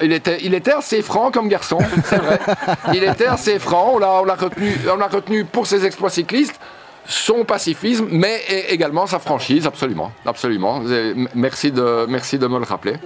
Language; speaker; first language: French; native; French